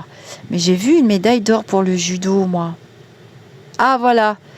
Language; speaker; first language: French; native; French